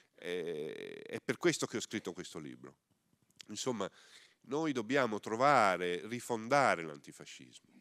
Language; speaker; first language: Italian; native; Italian